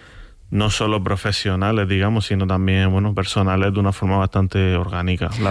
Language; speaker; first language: Spanish; native; Spanish